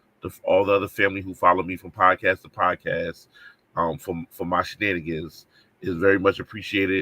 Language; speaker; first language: English; native; English